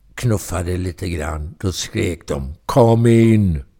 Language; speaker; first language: Swedish; native; Swedish